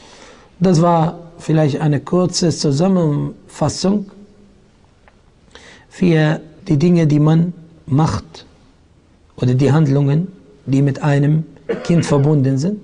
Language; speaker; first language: German; non-native, fluent; Arabic